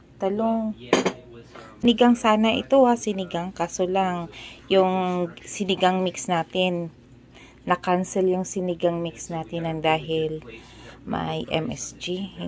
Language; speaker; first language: Filipino; non-native, local second language; Cebuano